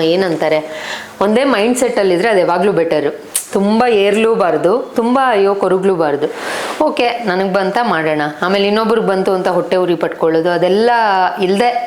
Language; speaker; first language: Kannada; non-native, local second language; Telugu